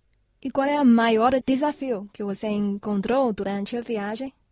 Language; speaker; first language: Portuguese; non-native, fluent; Chinese